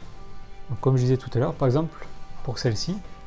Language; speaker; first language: French; native; French